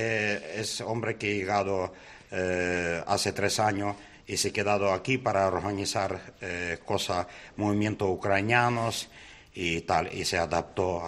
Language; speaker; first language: Spanish; non-native, learner; Ukrainian